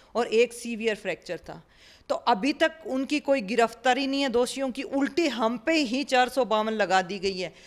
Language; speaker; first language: Hindi; native; Hindi